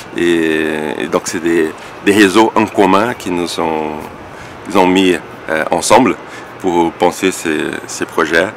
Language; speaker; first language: French; non-native, fluent; Portuguese